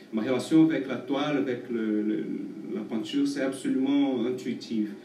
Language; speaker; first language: French; non-native, fluent; Portuguese